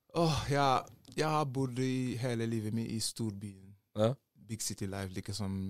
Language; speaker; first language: Norwegian; non-native, learner; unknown